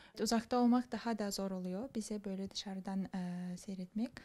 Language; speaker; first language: Turkish; non-native, fluent; Kazakh